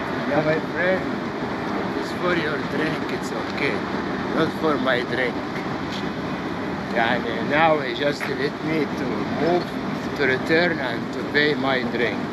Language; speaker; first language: English; non-native, learner; Arabic